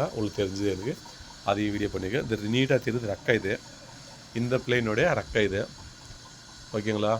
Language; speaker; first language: Tamil; native; Tamil